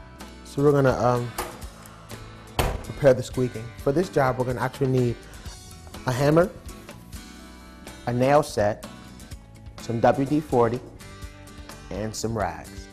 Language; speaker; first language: English; native; English